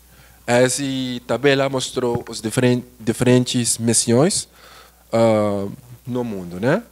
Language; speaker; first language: Portuguese; non-native, learner; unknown